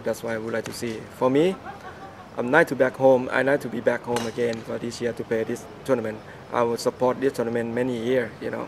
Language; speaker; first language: English; non-native, learner; Thai